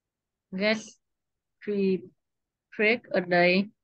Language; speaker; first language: English; non-native, learner; Vietnamese